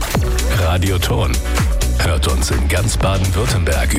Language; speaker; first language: German; native; German